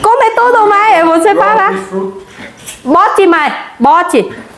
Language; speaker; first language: Portuguese; non-native, learner; Vietnamese